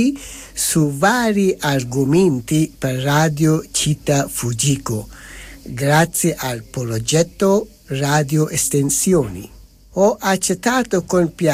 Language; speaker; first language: Italian; non-native, fluent; Persian